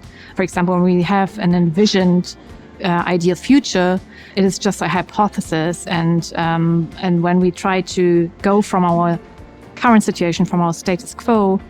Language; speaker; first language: English; non-native, fluent; German